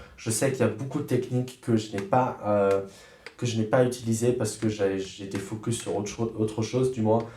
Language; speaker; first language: French; early bilingual, other home language; German